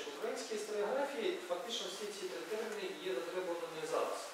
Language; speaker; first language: Ukrainian; native; Ukrainian